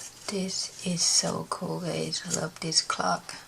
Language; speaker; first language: English; non-native, learner; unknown